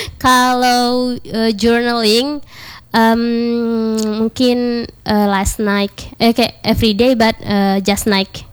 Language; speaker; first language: English; non-native, learner; Indonesian